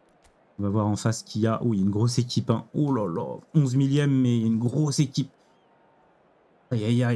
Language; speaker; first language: French; native; French